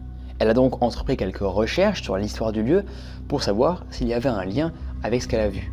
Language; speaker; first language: French; native; French